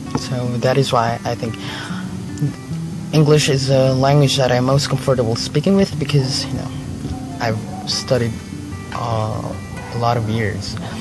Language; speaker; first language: English; non-native, local second language; Filipino